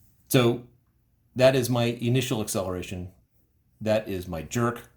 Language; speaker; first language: English; native; English